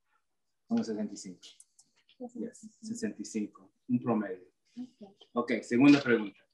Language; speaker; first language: Spanish; early bilingual, heritage; Spanish